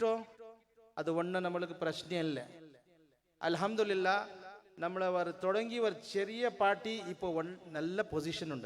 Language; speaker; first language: Malayalam; non-native, learner; Urdu